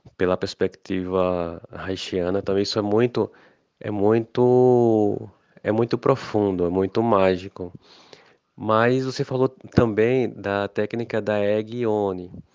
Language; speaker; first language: Portuguese; native; Portuguese